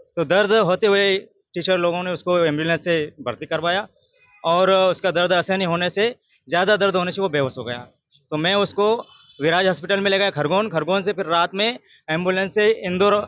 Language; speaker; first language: Hindi; native; Hindi